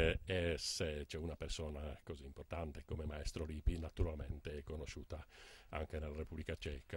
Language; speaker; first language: Italian; non-native, fluent; Czech